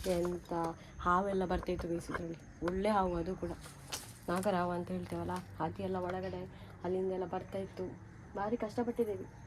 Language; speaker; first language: Kannada; non-native, local second language; Tulu